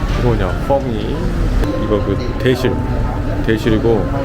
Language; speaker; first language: Korean; native; Korean